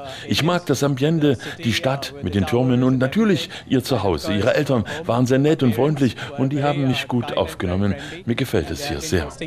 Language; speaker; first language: German; native; German